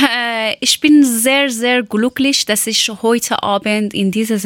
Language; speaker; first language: German; non-native, learner; Persian